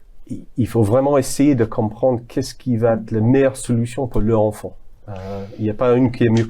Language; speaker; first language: French; non-native, fluent; English